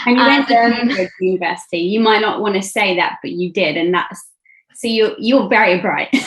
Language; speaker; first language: English; native; English